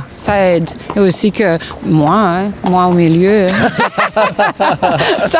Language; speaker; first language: French; non-native, local second language; Dutch